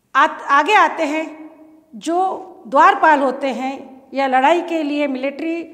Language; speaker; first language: Hindi; native; Hindi